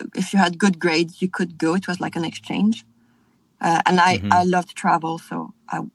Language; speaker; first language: English; non-native, fluent; French